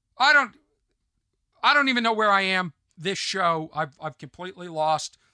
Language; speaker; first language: English; native; English